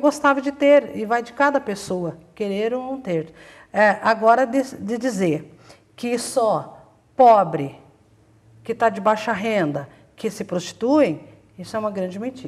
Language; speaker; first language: Portuguese; native; Portuguese